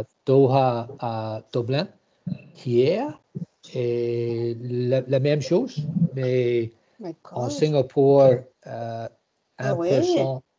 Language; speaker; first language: French; non-native, learner; English